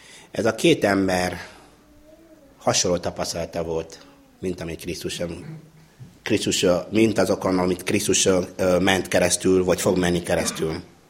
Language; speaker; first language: Hungarian; non-native, fluent; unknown